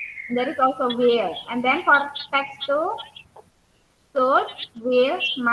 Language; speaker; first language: English; non-native, learner; Indonesian